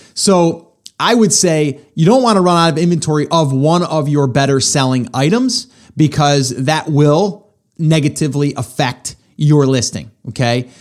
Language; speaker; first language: English; native; English